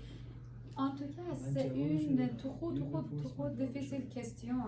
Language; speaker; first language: French; non-native, learner; Persian